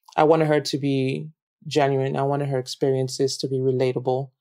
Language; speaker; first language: English; non-native, local second language; Yoruba